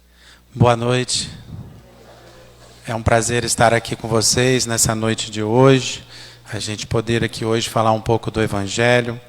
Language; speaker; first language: Portuguese; native; Portuguese